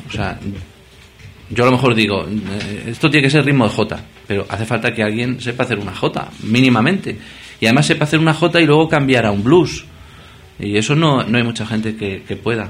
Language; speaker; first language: Spanish; native; Spanish